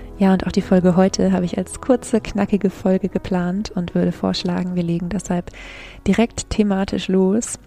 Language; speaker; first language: German; native; German